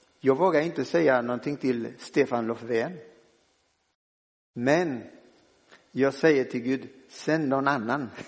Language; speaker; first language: Swedish; non-native, fluent; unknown